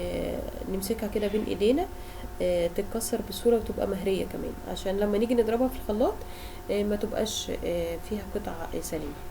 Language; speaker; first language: Arabic; native; Arabic